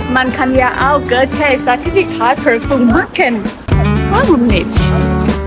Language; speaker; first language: German; non-native, learner; Thai